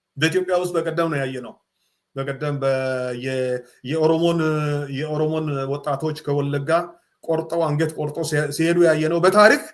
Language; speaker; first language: Amharic; non-native, local second language; Sidamo